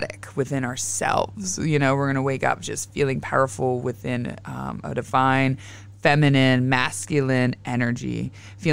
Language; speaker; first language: English; native; English